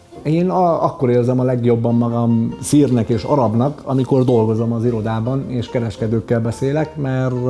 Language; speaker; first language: Hungarian; early bilingual, other home language; Arabic